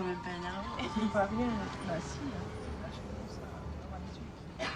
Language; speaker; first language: French; native; French